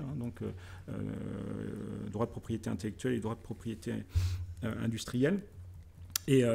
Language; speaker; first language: French; native; French